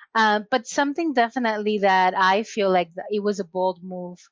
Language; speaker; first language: English; non-native, fluent; Spanish